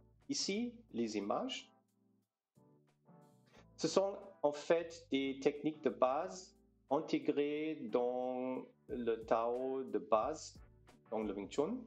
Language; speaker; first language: French; non-native, fluent; German